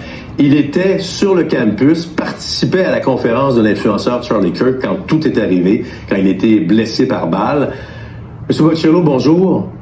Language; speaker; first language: French; native; French